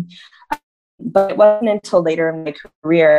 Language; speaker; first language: English; native; English